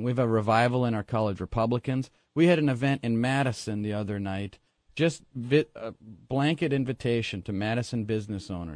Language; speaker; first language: English; native; English